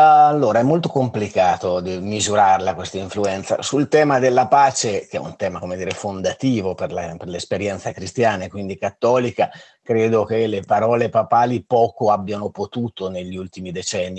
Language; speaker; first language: Italian; native; Italian